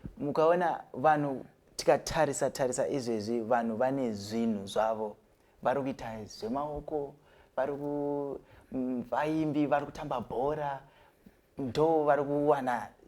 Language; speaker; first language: Shona; non-native, local second language; North Ndebele